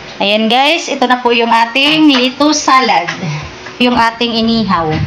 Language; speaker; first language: Filipino; non-native, local second language; Cebuano